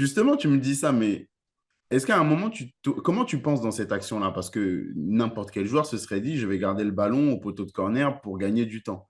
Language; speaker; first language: French; native; French